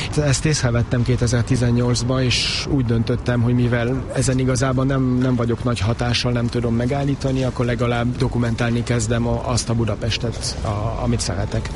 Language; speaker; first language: Hungarian; early bilingual, heritage; Hungarian